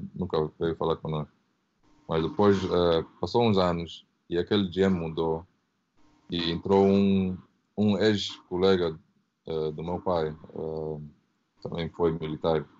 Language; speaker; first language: Portuguese; early bilingual, heritage; Portuguese